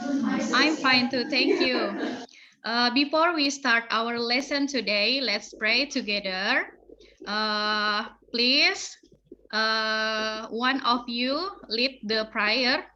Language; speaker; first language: English; non-native, fluent; Indonesian